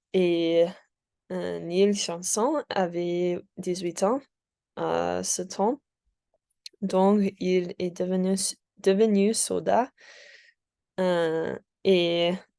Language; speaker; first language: French; non-native, learner; English